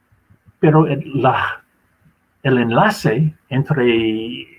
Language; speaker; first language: Spanish; non-native, fluent; English